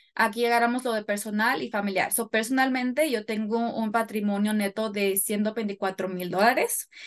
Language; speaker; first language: Spanish; early bilingual, heritage; Spanish